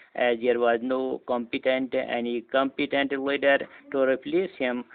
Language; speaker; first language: English; non-native, local second language; Urdu